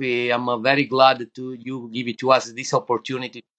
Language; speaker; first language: English; non-native, fluent; Italian